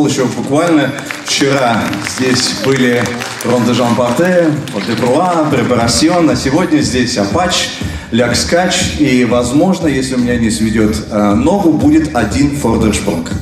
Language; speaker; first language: Russian; native; Russian